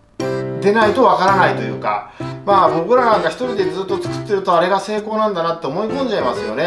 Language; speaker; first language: Japanese; native; Japanese